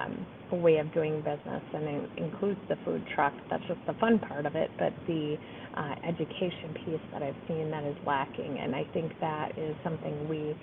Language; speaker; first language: English; native; English